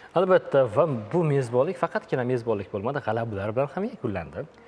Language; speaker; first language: Uzbek; native; Uzbek